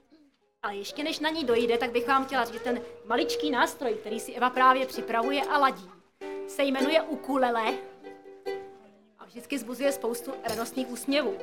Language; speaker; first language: Czech; native; Czech